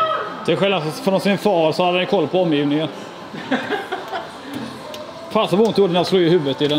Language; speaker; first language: Swedish; native; Swedish